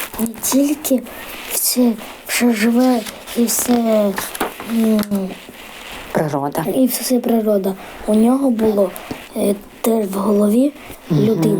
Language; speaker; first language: Ukrainian; non-native, local second language; Russian